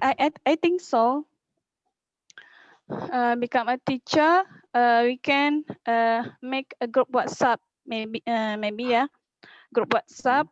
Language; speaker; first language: English; non-native, learner; Indonesian